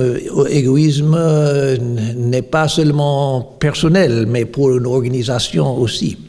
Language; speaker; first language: French; non-native, fluent; English